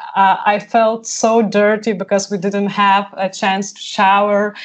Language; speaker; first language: English; non-native, fluent; Lithuanian